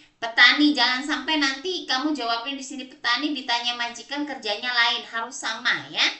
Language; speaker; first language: Indonesian; native; Indonesian